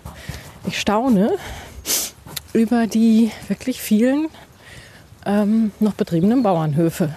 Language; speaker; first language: German; native; German